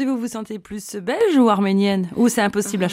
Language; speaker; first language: French; native; French